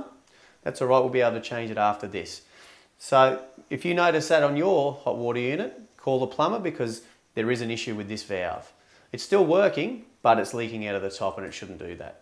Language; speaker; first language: English; native; English